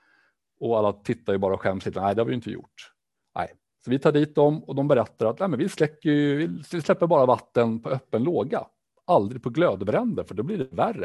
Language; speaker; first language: Swedish; native; Swedish